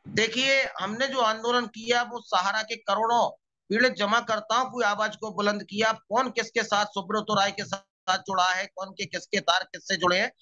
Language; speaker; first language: Hindi; native; Hindi